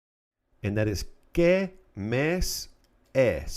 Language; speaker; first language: Spanish; non-native, fluent; English